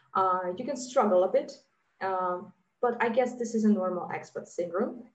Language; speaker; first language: English; non-native, fluent; Latvian